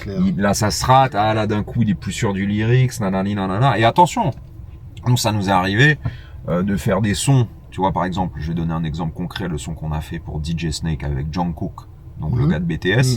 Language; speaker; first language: French; native; French